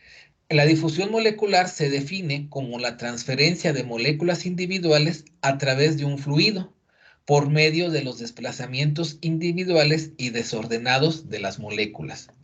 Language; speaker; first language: Spanish; native; Spanish